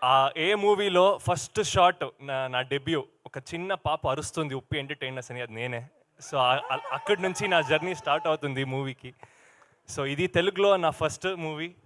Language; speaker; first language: Telugu; non-native, learner; Kannada